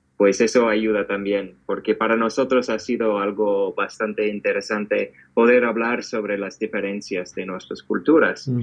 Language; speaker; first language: Spanish; non-native, fluent; English